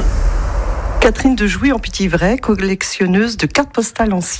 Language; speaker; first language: French; native; French